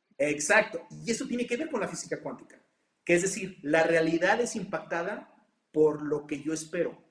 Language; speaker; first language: Spanish; native; Spanish